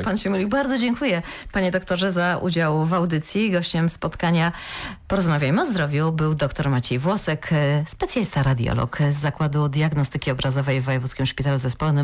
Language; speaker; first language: Polish; native; Polish